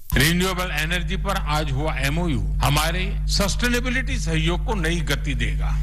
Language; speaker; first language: Hindi; non-native, local second language; Gujarati